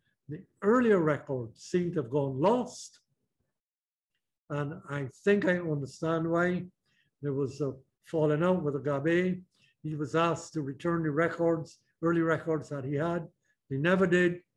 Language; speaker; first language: English; native; English